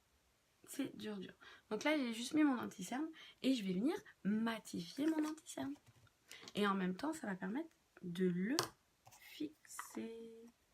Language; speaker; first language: French; native; French